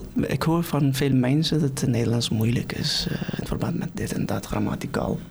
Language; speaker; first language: Dutch; non-native, fluent; Persian